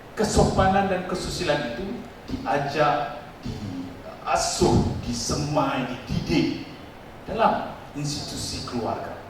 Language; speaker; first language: Malay; non-native, local second language; Tamil